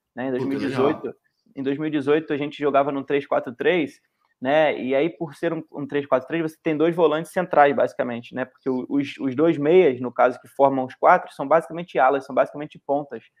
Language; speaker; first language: Portuguese; native; Portuguese